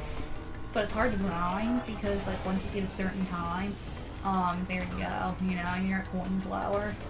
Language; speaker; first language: English; native; English